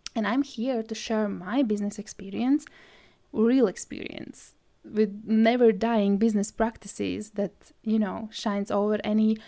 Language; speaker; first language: English; non-native, fluent; Latvian